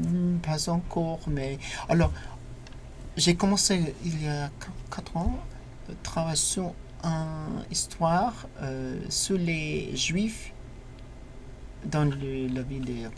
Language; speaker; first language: French; non-native, learner; English